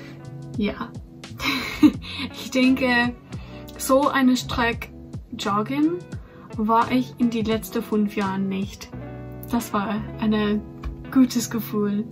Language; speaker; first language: German; non-native, fluent; English